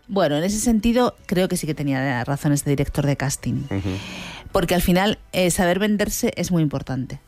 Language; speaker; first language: Spanish; native; Spanish